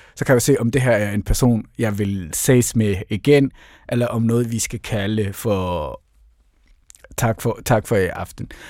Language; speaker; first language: Danish; early bilingual, other home language; Somali